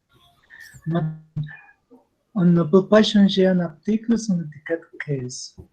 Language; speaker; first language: French; non-native, learner; Spanish